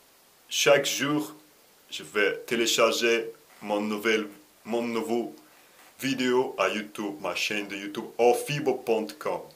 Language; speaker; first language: French; non-native, learner; Russian